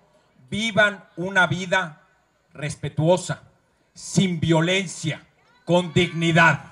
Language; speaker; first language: Spanish; native; Spanish